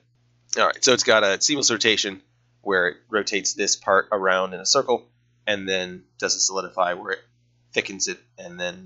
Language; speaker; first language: English; native; English